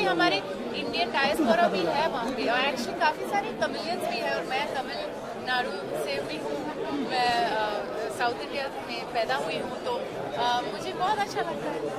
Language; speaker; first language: Hindi; non-native, local second language; French